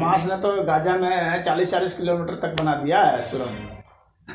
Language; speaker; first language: Hindi; native; Hindi